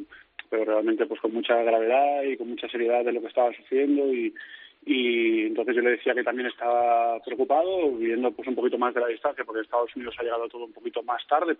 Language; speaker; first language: Spanish; native; Spanish